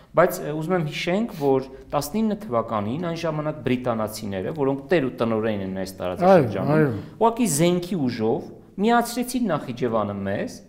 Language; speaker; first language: Armenian; native; Armenian